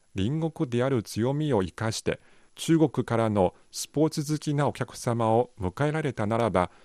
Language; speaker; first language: Japanese; non-native, fluent; Chinese